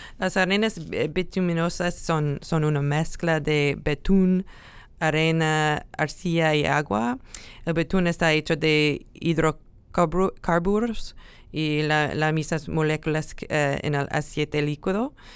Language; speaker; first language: Spanish; non-native, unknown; English